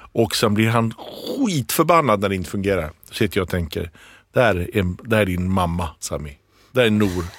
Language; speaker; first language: Swedish; early bilingual, other home language; Arabic